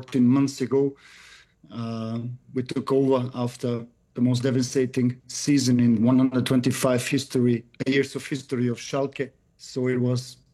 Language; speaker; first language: English; non-native, fluent; German